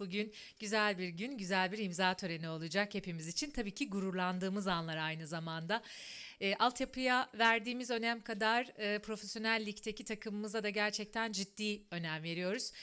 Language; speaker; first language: Turkish; native; Turkish